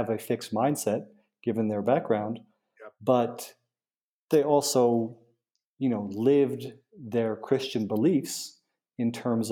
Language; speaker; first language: English; native; English